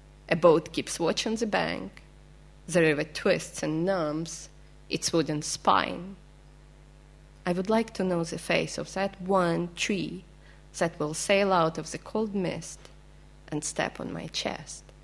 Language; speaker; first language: English; non-native, fluent; Ukrainian